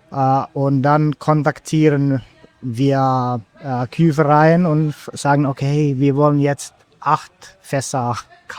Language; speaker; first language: German; non-native, fluent; Finnish